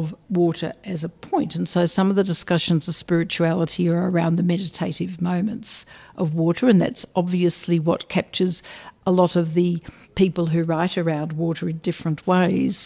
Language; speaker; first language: English; native; English